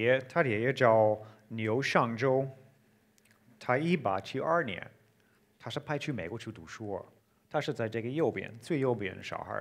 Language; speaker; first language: Chinese; non-native, fluent; English